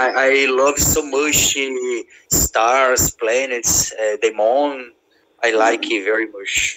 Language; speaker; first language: English; non-native, learner; Portuguese